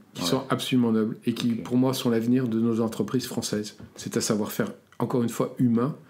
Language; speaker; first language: French; native; French